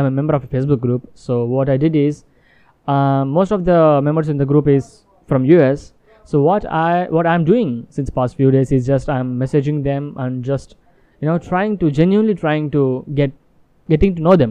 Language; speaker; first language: English; non-native, local second language; Telugu